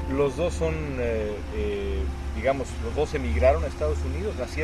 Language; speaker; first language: Spanish; native; Spanish